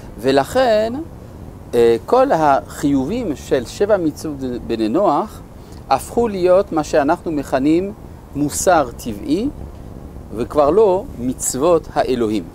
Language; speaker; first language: Hebrew; non-native, fluent; French